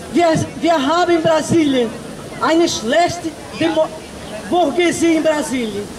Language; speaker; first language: German; non-native, learner; Portuguese